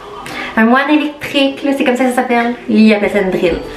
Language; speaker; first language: French; native; French